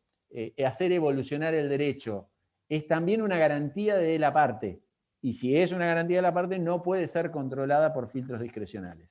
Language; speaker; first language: Spanish; native; Spanish